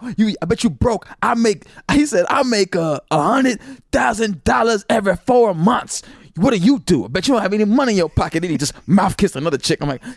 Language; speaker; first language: English; native; English